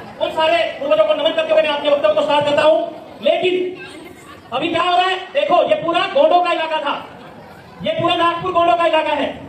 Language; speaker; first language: Hindi; non-native, local second language; Bhili